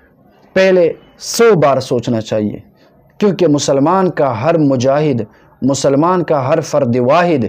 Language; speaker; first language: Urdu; non-native, local second language; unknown